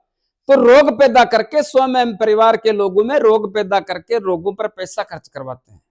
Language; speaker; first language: Hindi; native; Hindi